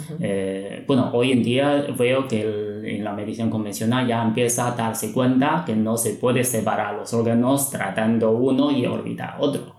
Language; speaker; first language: Spanish; non-native, fluent; Chinese